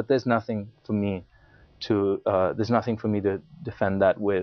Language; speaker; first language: English; non-native, local second language; Urdu